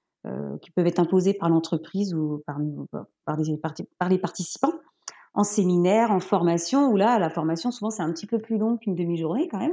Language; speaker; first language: French; native; French